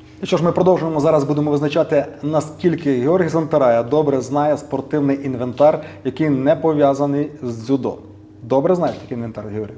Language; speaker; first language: Ukrainian; native; Ukrainian